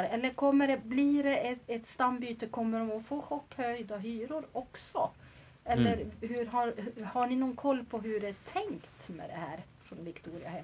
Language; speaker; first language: Swedish; native; Swedish